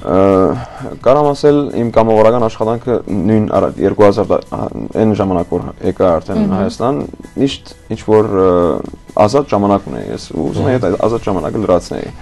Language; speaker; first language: Armenian; early bilingual, heritage; Armenian